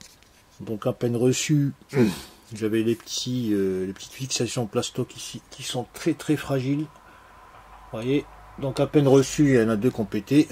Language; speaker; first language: French; native; French